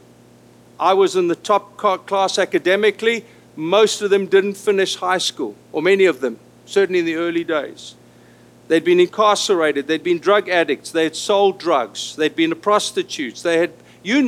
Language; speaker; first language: English; non-native, local second language; Afrikaans